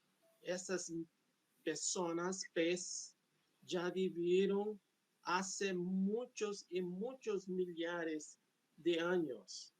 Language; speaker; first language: Spanish; non-native, fluent; Portuguese